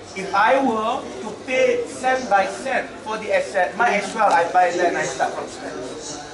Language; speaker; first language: English; non-native, local second language; Malay